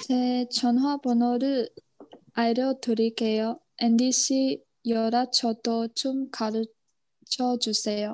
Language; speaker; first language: Korean; non-native, learner; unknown